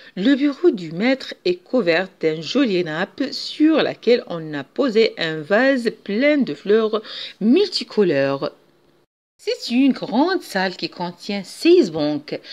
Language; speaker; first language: French; non-native, local second language; Arabic